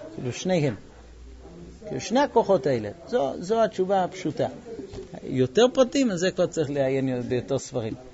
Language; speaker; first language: Hebrew; non-native, fluent; English